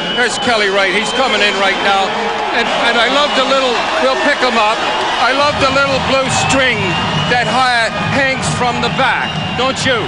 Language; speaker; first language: English; native; English